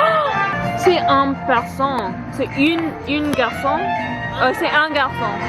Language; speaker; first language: French; non-native, learner; English